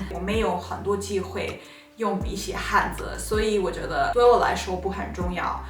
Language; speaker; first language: Chinese; non-native, learner; Spanish